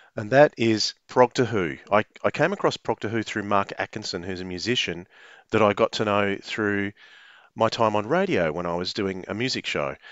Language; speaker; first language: English; native; English